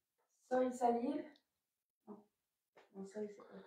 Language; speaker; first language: Spanish; non-native, learner; French